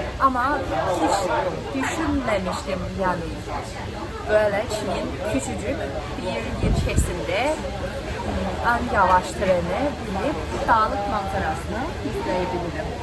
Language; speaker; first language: Turkish; non-native, fluent; Chinese